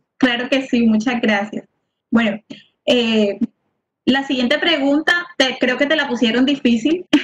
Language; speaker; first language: Spanish; native; Spanish